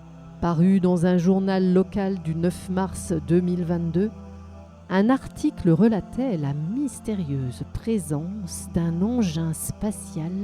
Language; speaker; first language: French; native; French